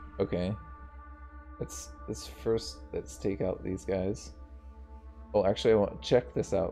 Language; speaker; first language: English; native; English